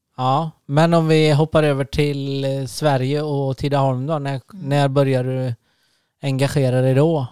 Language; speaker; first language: Swedish; native; Swedish